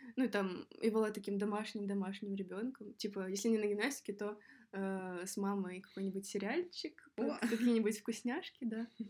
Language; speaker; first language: Russian; native; Russian